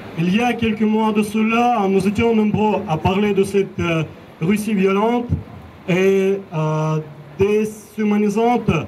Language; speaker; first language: French; non-native, learner; Russian